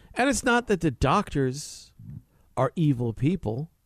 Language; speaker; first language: English; native; English